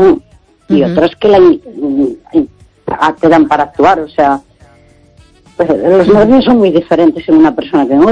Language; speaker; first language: Spanish; native; Spanish